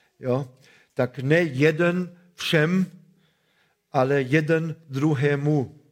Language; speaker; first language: Czech; non-native, fluent; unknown